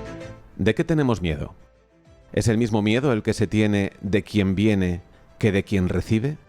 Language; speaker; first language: Spanish; native; Spanish